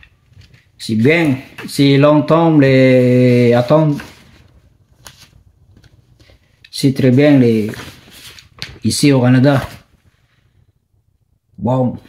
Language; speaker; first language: French; non-native, learner; Filipino